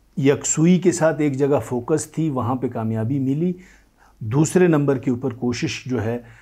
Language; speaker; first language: Urdu; native; Urdu